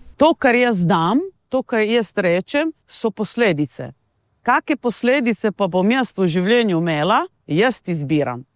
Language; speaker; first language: Slovenian; non-native, local second language; Romany